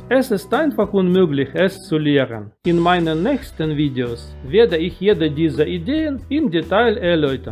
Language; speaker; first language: German; non-native, fluent; Russian